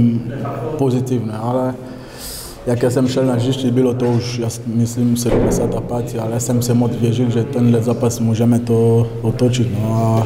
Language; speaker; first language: Czech; non-native, learner; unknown